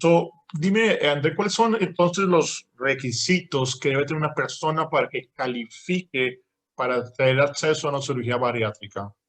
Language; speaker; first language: Spanish; native; Spanish